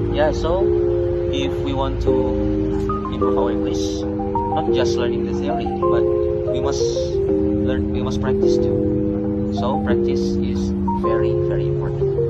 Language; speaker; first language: English; non-native, learner; Indonesian